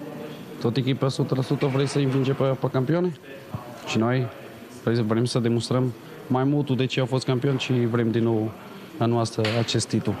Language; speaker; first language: Romanian; non-native, learner; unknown